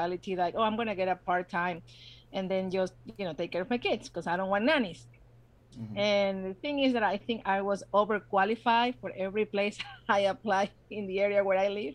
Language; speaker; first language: English; non-native, fluent; Spanish